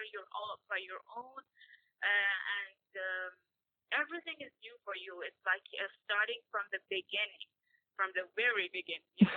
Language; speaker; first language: English; non-native, fluent; Persian